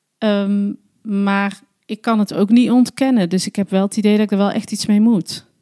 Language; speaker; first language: Dutch; native; Dutch